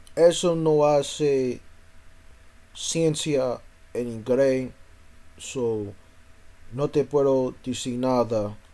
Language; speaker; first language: Spanish; non-native, learner; English